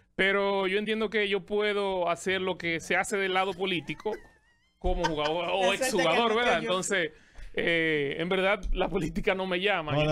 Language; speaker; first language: Spanish; native; Spanish